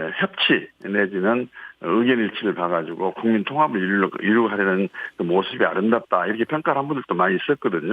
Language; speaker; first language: Korean; native; Korean